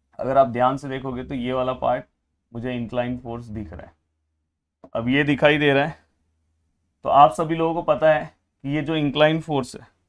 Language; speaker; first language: Hindi; non-native, local second language; Marathi